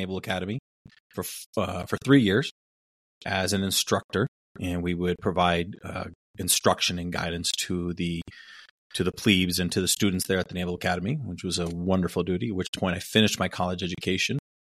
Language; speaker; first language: English; early bilingual, other home language; Spanish